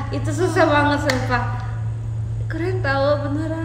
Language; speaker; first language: Indonesian; early bilingual, heritage; Japanese